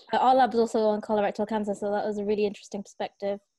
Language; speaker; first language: English; non-native, fluent; Portuguese